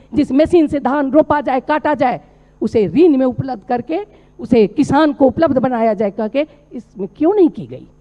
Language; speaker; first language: Hindi; non-native, local second language; Maithili